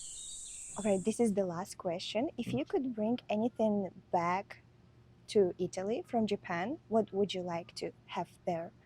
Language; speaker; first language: English; non-native, fluent; Russian